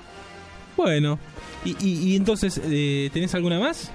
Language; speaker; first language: Spanish; native; Spanish